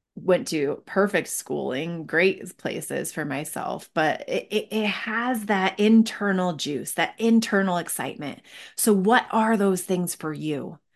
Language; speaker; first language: English; native; English